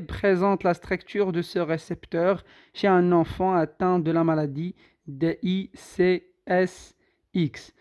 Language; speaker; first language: French; non-native, local second language; Arabic